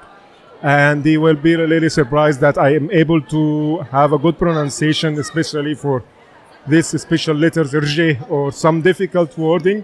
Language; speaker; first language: English; non-native, fluent; Arabic